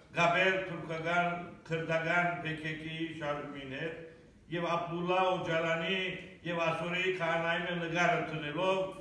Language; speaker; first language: Armenian; early bilingual, heritage; Armenian